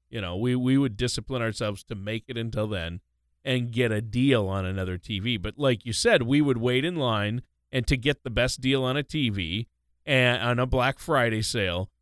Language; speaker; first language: English; native; English